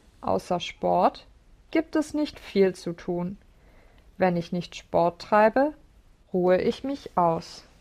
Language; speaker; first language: German; non-native, learner; English